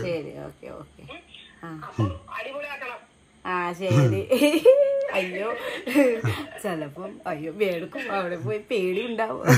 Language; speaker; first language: Malayalam; non-native, learner; Nepali